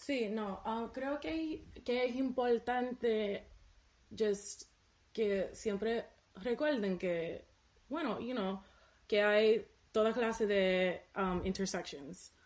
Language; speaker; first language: Spanish; early bilingual, heritage; Spanish